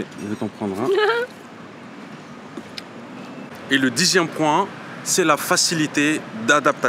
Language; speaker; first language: French; native; French